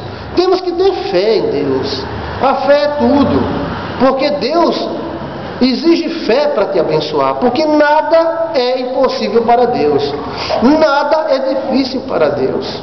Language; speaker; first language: Portuguese; native; Portuguese